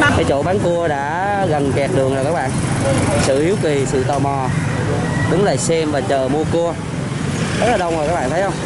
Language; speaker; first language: Vietnamese; native; Vietnamese